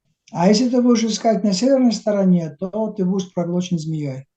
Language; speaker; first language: Russian; native; Russian